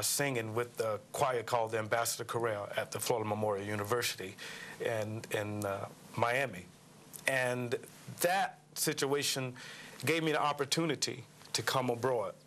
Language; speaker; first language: English; native; English